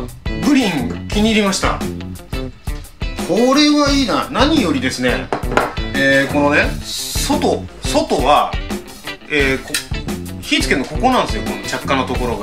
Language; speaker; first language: Japanese; native; Japanese